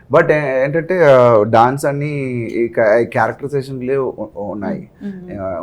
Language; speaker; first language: Telugu; non-native, local second language; Tamil